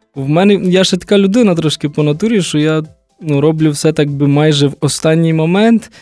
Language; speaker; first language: Ukrainian; native; Ukrainian